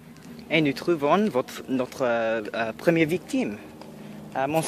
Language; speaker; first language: French; non-native, learner; English